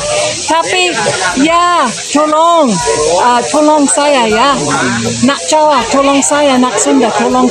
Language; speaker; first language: Indonesian; non-native, learner; English